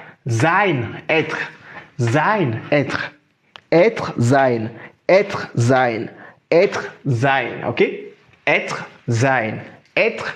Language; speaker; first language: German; non-native, fluent; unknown